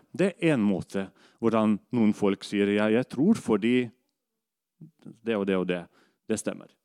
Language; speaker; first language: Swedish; non-native, learner; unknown